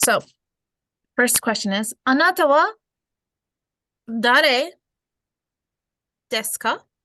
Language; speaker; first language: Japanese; non-native, fluent; English